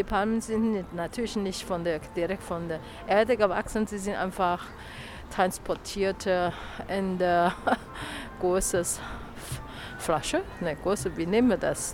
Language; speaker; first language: German; non-native, learner; Chinese